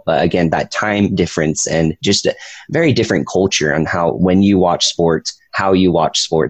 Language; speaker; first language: English; native; English